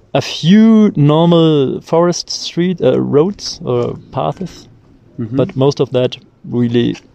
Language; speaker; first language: English; non-native, learner; German